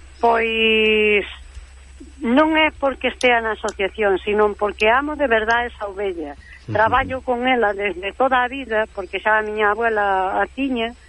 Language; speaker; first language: Galician; native; Galician